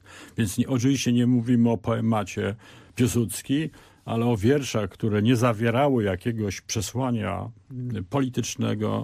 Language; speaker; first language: Polish; native; Polish